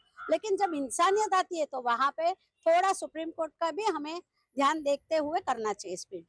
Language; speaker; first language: Hindi; non-native, local second language; Marathi